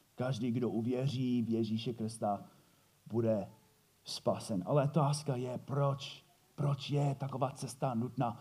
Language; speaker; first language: Czech; non-native, fluent; English